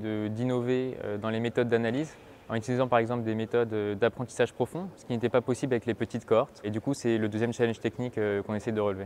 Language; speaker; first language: French; native; French